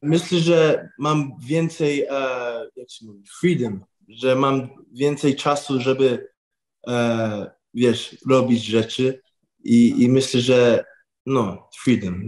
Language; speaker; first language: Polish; early bilingual, heritage; English